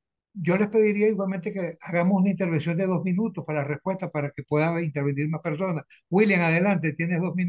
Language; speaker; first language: Spanish; native; Spanish